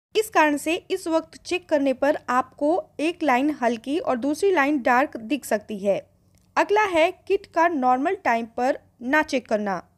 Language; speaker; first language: Hindi; native; Hindi